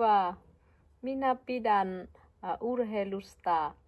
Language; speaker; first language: Finnish; non-native, learner; Vietnamese